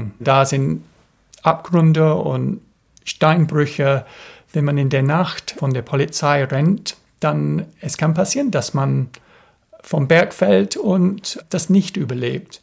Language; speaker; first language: German; non-native, fluent; English